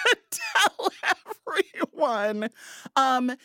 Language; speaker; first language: English; native; English